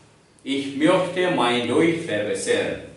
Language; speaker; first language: German; non-native, learner; Hindi